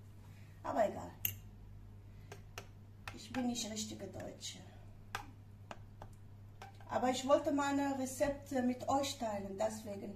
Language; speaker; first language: German; non-native, fluent; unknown